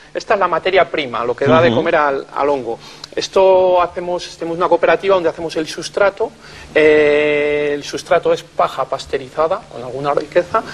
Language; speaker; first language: Spanish; native; Spanish